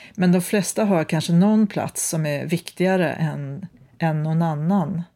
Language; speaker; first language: Swedish; native; Swedish